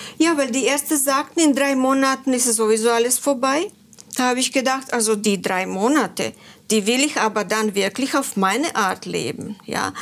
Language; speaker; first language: German; non-native, fluent; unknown